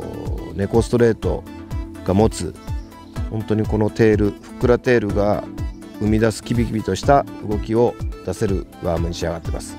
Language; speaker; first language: Japanese; native; Japanese